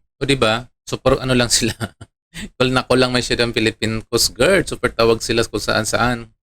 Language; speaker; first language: Filipino; non-native, local second language; Iloko